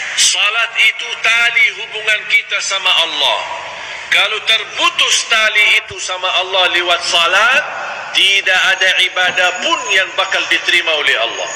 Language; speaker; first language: Malay; non-native, fluent; Arabic